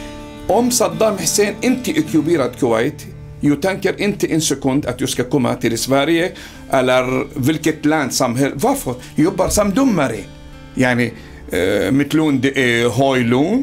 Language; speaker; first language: Swedish; non-native, learner; Arabic